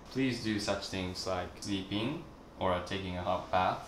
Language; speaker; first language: English; non-native, fluent; Japanese